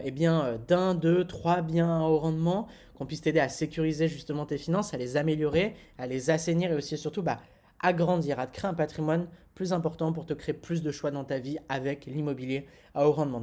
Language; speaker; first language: French; native; French